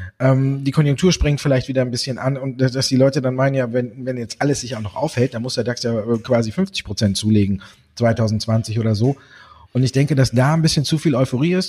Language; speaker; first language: German; native; German